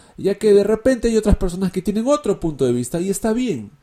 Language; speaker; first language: Spanish; early bilingual, heritage; Spanish